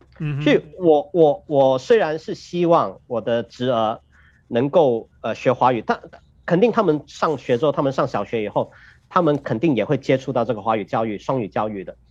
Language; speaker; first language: Chinese; native; Chinese